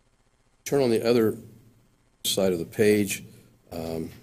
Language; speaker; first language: English; native; English